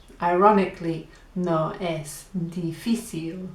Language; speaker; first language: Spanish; non-native, fluent; English